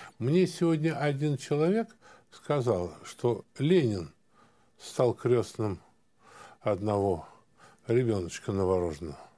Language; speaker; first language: Russian; native; Russian